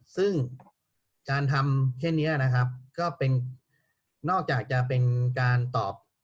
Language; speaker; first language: Thai; native; Thai